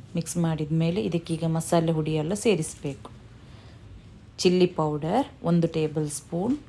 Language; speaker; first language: Kannada; non-native, local second language; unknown